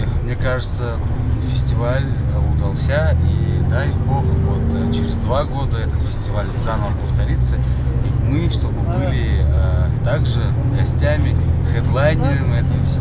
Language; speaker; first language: Russian; non-native, local second language; Bashkir